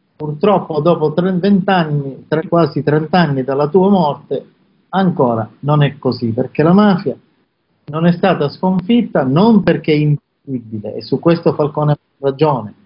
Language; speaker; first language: Italian; native; Italian